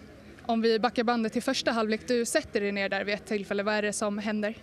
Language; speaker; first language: Swedish; native; Swedish